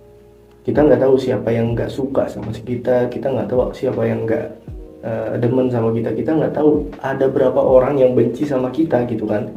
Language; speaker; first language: Indonesian; native; Indonesian